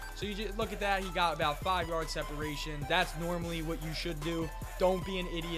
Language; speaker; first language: English; native; English